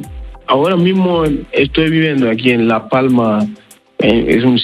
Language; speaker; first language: Spanish; non-native, learner; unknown